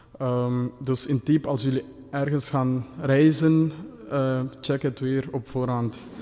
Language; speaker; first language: Dutch; non-native, fluent; Kinyarwanda